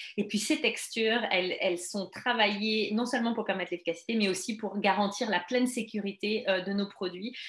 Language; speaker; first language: French; native; French